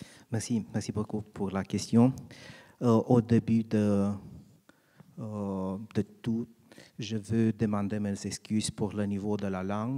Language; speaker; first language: French; non-native, learner; Romanian